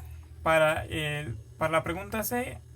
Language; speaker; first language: Spanish; native; Spanish